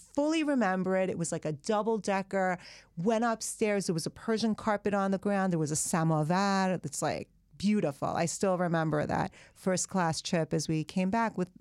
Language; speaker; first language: English; early bilingual, other home language; Persian